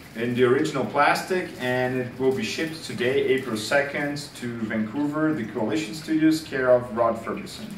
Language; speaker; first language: English; non-native, fluent; Portuguese